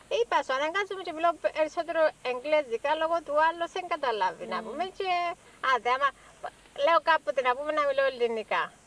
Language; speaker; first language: Greek; native; Greek